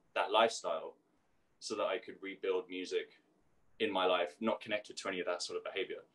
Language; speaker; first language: English; native; English